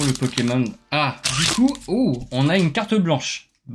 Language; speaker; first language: French; native; French